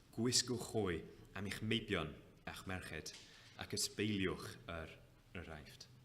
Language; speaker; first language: Welsh; native; Welsh